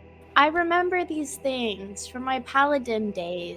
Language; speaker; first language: English; native; English